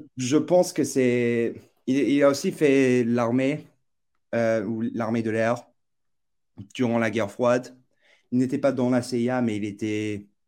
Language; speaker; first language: French; non-native, fluent; English